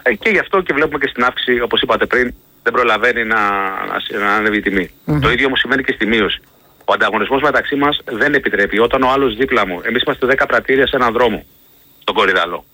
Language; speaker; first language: Greek; native; Greek